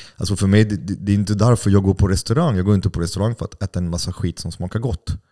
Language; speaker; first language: Swedish; non-native, fluent; French